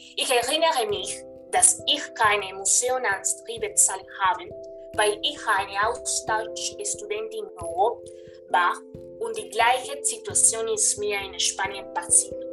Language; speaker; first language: German; non-native, learner; Spanish